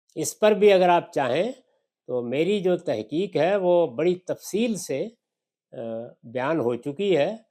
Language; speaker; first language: Urdu; non-native, local second language; Punjabi